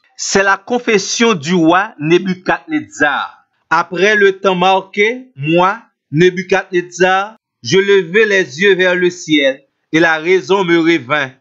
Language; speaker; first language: French; non-native, local second language; Haitian Creole